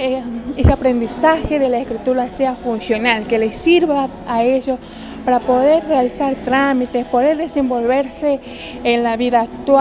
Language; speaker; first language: Spanish; native; Spanish